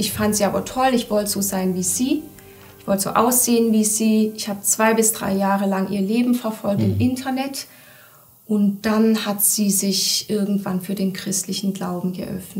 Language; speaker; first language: German; early bilingual, other home language; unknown